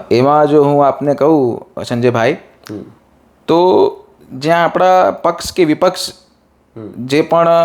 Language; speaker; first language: Gujarati; non-native, local second language; Hindi